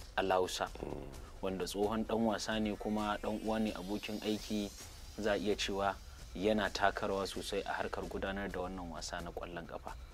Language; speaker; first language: Hausa; native; Hausa